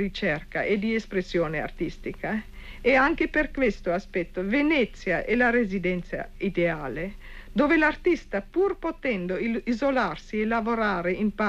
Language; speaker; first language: Italian; non-native, fluent; Czech